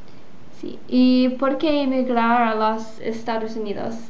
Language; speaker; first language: Spanish; non-native, learner; English